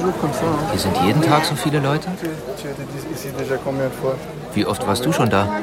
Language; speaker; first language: German; native; German